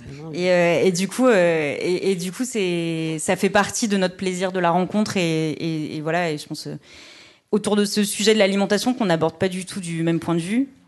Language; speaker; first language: French; native; French